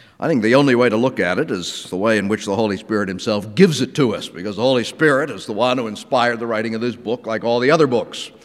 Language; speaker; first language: English; native; English